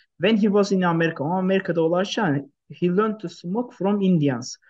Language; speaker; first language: English; non-native, fluent; Azerbaijani